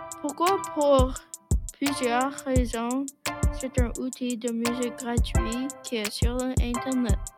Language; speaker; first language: French; non-native, learner; English